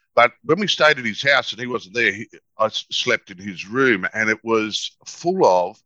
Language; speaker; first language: English; native; English